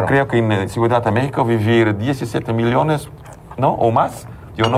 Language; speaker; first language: Spanish; non-native, learner; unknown